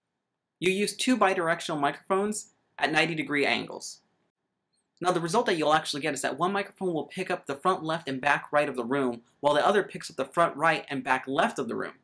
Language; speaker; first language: English; native; English